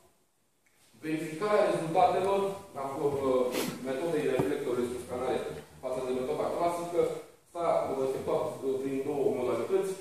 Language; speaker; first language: Romanian; native; Romanian